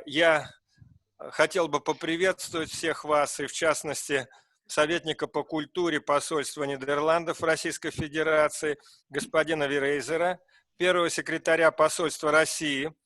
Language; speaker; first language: Russian; native; Russian